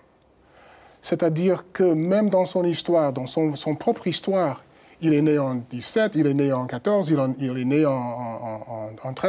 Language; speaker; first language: French; non-native, fluent; English